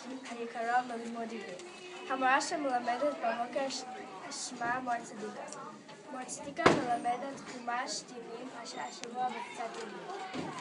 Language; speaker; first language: Hebrew; non-native, learner; English